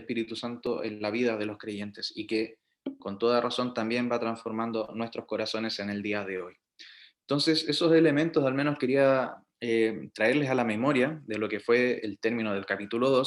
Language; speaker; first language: Spanish; native; Spanish